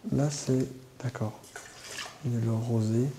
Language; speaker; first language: French; native; French